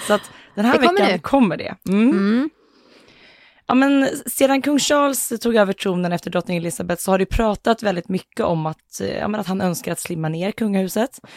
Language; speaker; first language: Swedish; native; Swedish